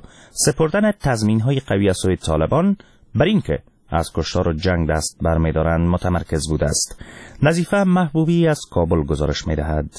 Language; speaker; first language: Persian; native; Persian